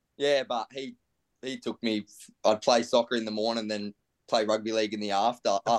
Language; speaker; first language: English; native; English